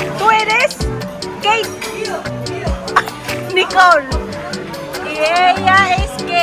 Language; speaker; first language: Spanish; non-native, fluent; Filipino